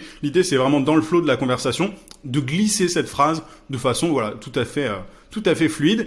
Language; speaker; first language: French; native; French